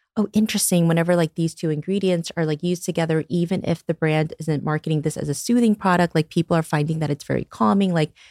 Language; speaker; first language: English; early bilingual, other home language; Korean